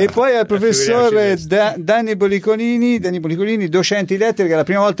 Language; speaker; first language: Italian; native; Italian